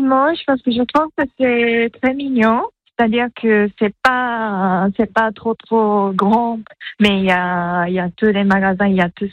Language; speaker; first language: French; non-native, fluent; Japanese